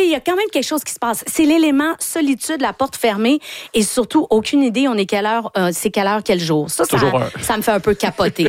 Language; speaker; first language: French; native; French